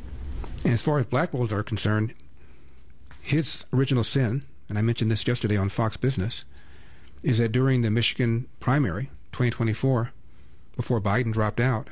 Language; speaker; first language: English; native; English